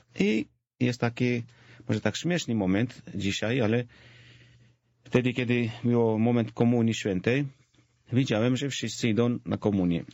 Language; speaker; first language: Polish; non-native, fluent; Georgian